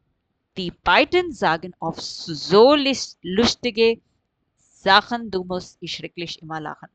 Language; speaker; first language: German; non-native, fluent; Urdu